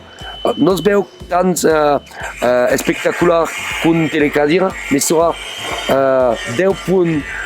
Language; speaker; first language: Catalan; non-native, fluent; French